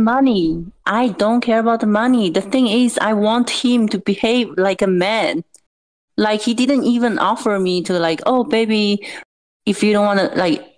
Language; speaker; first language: English; non-native, fluent; Chinese